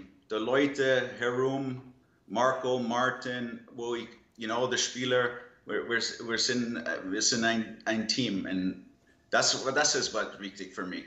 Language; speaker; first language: German; non-native, learner; English